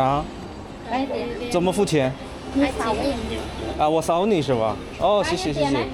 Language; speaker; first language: Chinese; non-native, learner; Korean